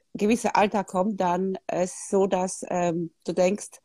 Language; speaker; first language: German; non-native, fluent; Polish